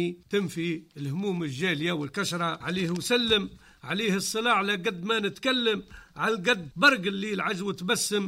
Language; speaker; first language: Arabic; native; Arabic